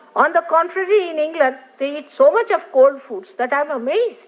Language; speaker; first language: English; non-native, local second language; Marathi